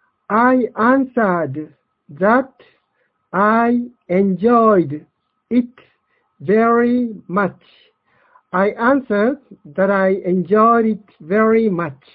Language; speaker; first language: English; non-native, fluent; Japanese